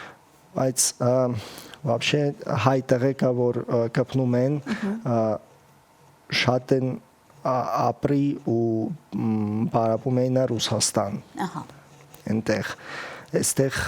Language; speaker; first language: Armenian; early bilingual, heritage; Russian